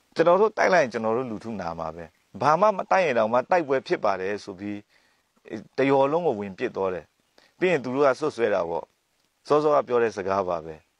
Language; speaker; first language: Burmese; native; Burmese